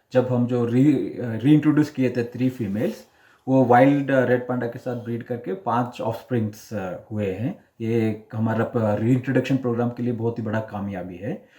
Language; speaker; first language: Hindi; non-native, local second language; Kannada